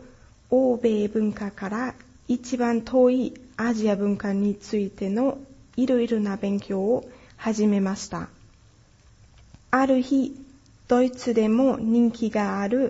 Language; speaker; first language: Japanese; non-native, fluent; German